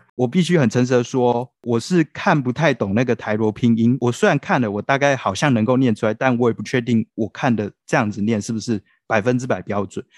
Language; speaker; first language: Chinese; non-native, local second language; Min Nan Chinese